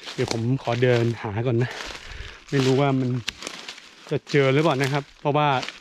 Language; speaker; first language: Thai; non-native, local second language; S'gaw Karen